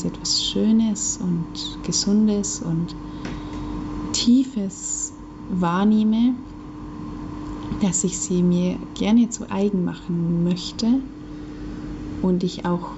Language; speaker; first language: German; native; German